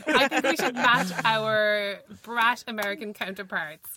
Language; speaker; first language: English; native; English